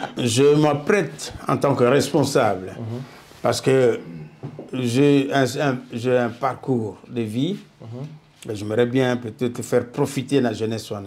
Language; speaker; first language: French; non-native, local second language; Lingala